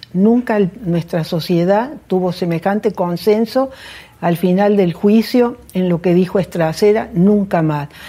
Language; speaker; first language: Spanish; native; Spanish